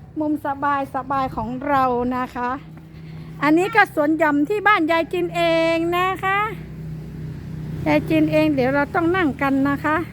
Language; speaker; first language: Thai; native; Thai